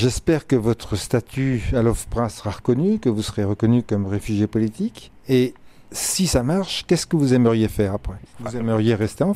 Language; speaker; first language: French; native; French